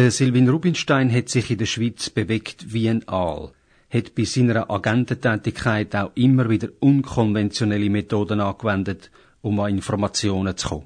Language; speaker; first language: German; native; German